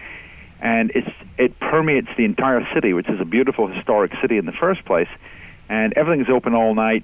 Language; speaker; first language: English; native; English